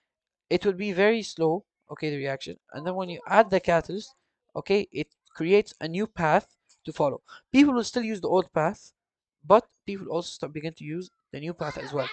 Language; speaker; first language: English; non-native, fluent; Arabic